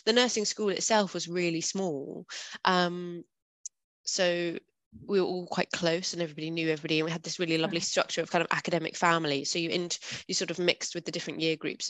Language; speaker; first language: English; native; English